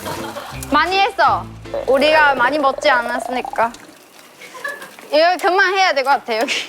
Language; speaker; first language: Korean; non-native, fluent; Chinese